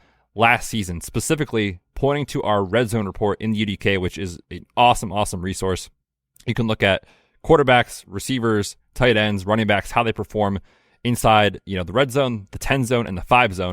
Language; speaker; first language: English; native; English